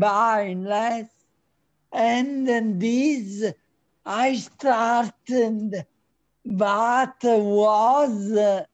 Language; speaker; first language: English; non-native, learner; Italian